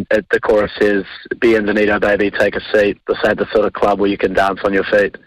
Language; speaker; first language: English; native; English